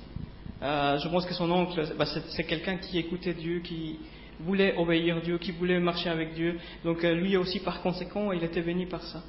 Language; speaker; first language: French; native; French